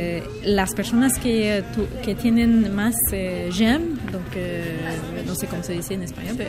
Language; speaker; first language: Spanish; non-native, fluent; French